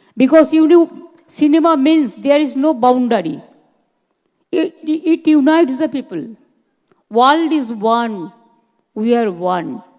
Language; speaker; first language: English; non-native, local second language; Bangla